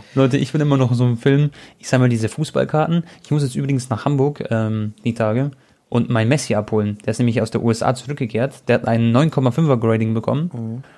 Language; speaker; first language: German; early bilingual, other home language; Croatian